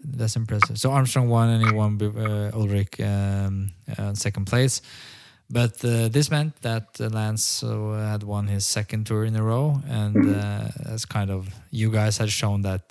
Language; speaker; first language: English; non-native, fluent; Norwegian